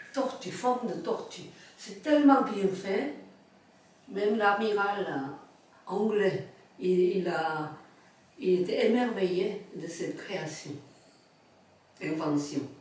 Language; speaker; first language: French; non-native, fluent; Korean